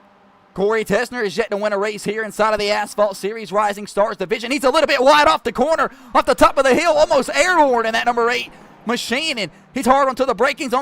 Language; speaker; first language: English; native; English